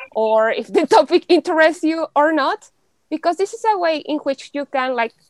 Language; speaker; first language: English; non-native, fluent; Spanish